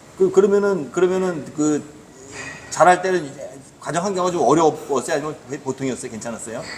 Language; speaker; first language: Korean; native; Korean